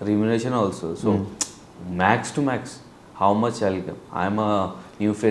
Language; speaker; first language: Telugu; non-native, learner; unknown